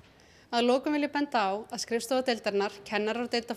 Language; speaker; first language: Icelandic; native; Icelandic